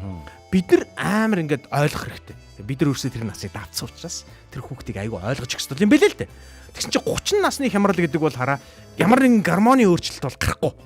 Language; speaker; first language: Mongolian; native; Mongolian